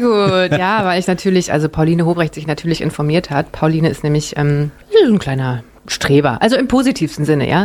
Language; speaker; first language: German; native; German